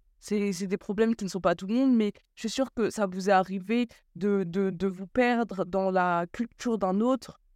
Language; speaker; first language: French; early bilingual, other home language; Bambara